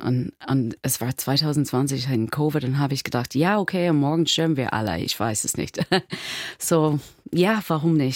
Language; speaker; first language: German; non-native, fluent; English